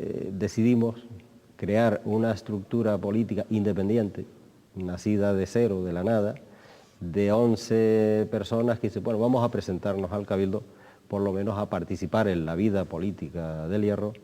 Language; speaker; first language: Spanish; native; Spanish